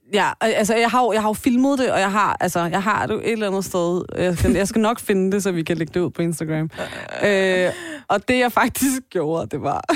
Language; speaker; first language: Danish; early bilingual, other home language; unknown